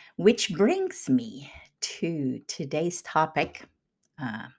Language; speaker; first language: English; non-native, fluent; Swedish